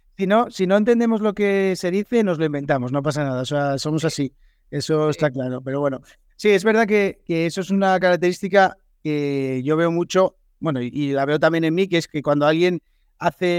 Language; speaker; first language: Spanish; native; Spanish